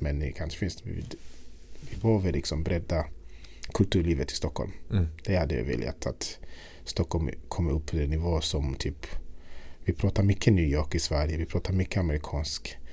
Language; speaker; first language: Swedish; non-native, fluent; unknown